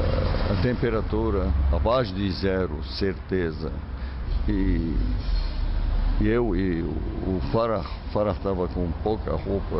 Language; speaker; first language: Portuguese; non-native, fluent; Arabic